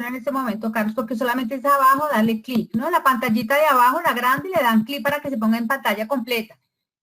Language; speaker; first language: Spanish; native; Spanish